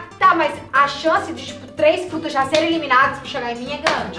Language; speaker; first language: Portuguese; native; Portuguese